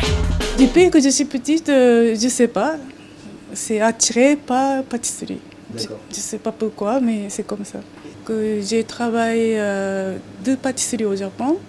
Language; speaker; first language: French; non-native, learner; Japanese